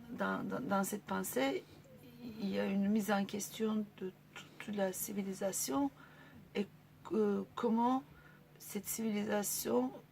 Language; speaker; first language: French; non-native, fluent; Turkish